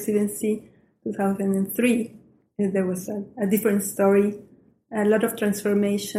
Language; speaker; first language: English; non-native, fluent; Spanish